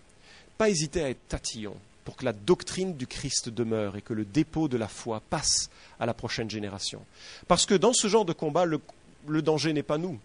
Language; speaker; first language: French; native; French